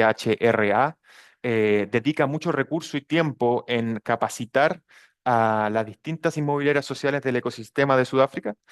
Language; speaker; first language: Spanish; native; Spanish